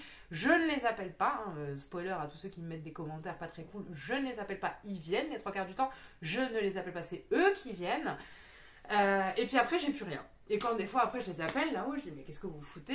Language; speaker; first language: French; native; French